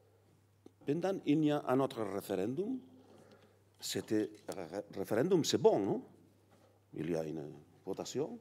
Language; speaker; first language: French; non-native, learner; Catalan